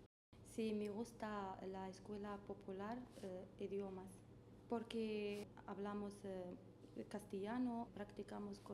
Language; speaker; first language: Spanish; non-native, learner; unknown